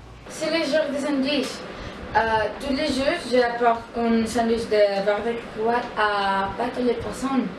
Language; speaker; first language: French; non-native, learner; Spanish